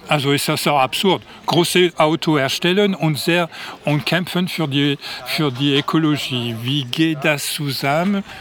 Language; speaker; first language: German; non-native, fluent; French